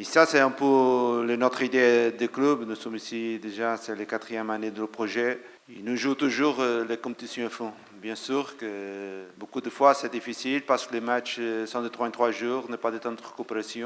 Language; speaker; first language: French; non-native, fluent; Portuguese